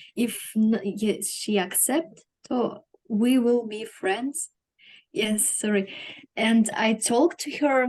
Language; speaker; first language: English; non-native, learner; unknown